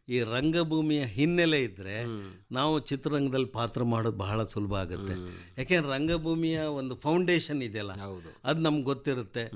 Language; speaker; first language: Kannada; native; Kannada